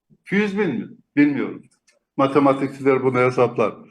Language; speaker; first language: Turkish; native; Turkish